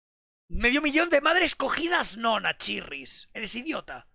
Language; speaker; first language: Spanish; native; Spanish